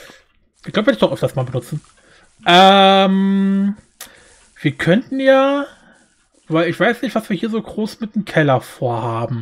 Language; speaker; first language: German; native; German